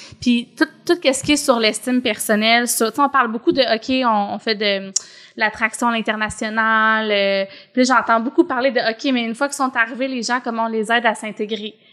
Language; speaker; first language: French; native; French